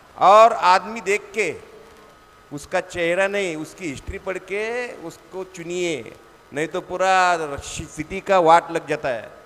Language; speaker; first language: Hindi; non-native, local second language; Marathi